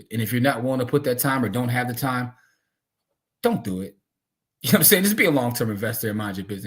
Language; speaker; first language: English; native; English